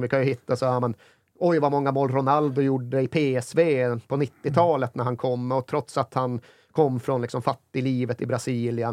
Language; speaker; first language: Swedish; native; Swedish